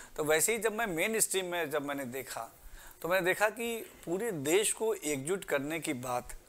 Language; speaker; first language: Hindi; native; Hindi